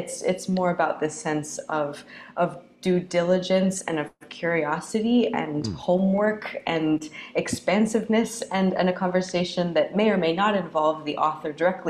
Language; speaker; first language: English; native; English